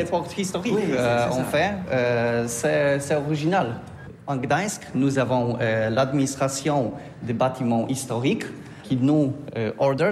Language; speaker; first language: French; non-native, learner; Polish